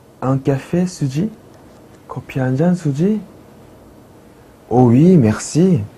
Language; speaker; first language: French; non-native, fluent; Korean